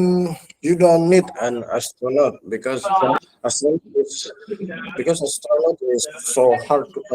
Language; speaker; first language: English; non-native, learner; Indonesian